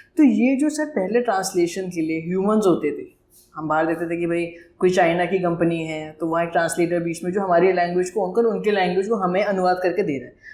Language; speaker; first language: Hindi; native; Hindi